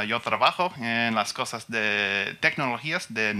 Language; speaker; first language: Spanish; non-native, learner; English